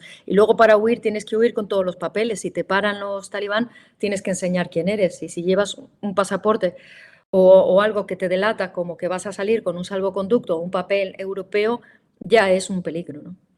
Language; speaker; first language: Spanish; native; Spanish